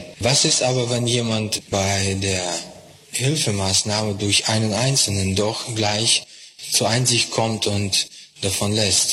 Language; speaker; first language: German; non-native, fluent; Russian